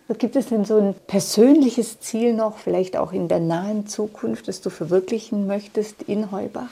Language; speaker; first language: German; native; German